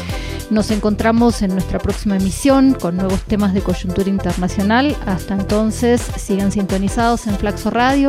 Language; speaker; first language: Spanish; native; Spanish